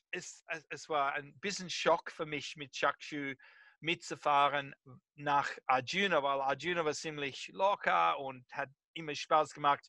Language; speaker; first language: German; non-native, fluent; English